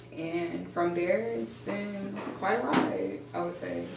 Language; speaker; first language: English; native; English